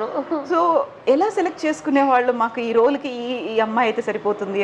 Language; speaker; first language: Telugu; native; Telugu